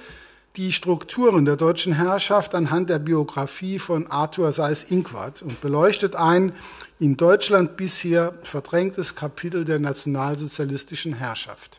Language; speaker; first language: German; native; German